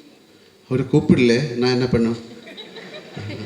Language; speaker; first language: Tamil; non-native, learner; Malayalam